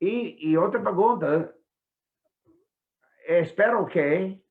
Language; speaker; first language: Spanish; non-native, fluent; English